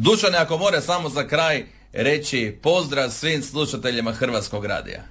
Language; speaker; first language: Serbian; native; Serbian